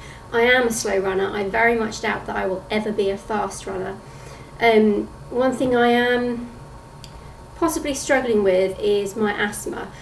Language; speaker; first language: English; native; English